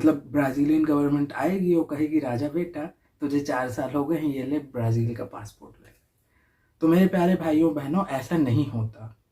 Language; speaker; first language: Hindi; native; Hindi